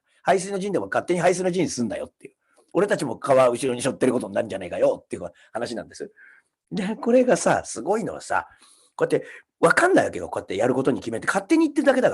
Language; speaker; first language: Japanese; native; Japanese